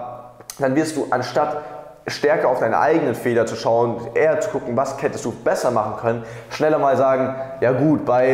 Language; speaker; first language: German; native; German